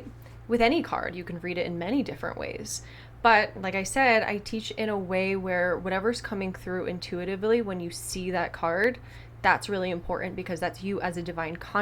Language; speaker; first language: English; native; English